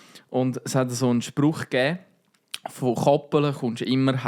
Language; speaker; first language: German; native; German